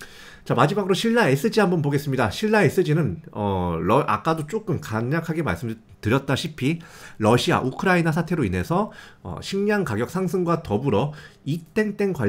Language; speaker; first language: Korean; native; Korean